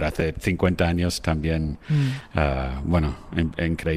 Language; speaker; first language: Spanish; non-native, fluent; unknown